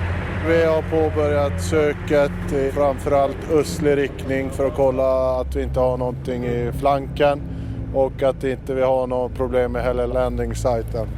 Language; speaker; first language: Swedish; native; Swedish